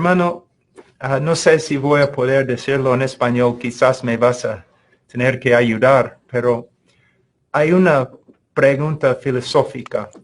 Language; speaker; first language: Spanish; non-native, fluent; English